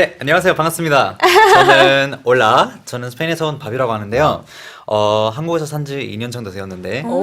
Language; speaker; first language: Korean; non-native, fluent; Spanish